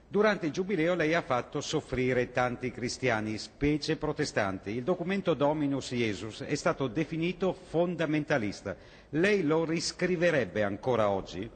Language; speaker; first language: Italian; native; Italian